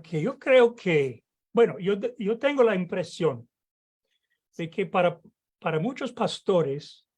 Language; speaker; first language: Spanish; non-native, fluent; English